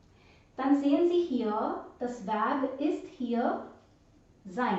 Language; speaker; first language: German; non-native, fluent; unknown